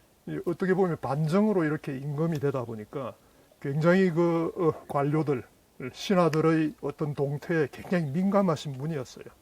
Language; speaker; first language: Korean; native; Korean